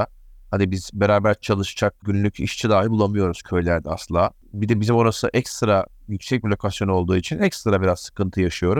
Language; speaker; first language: Turkish; native; Turkish